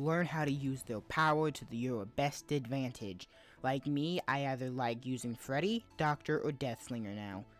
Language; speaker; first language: English; native; English